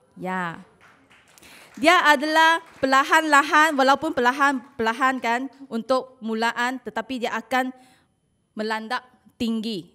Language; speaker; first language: Malay; non-native, local second language; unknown